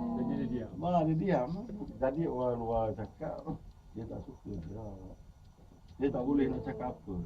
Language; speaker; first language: Malay; non-native, local second language; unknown